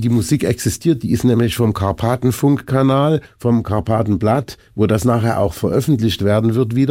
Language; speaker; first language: German; native; German